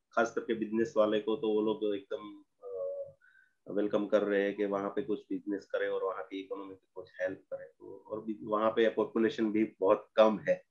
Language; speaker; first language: Hindi; non-native, local second language; Gujarati